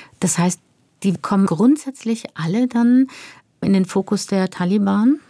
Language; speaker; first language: German; native; German